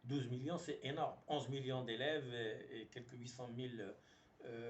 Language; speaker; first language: French; non-native, local second language; Arabic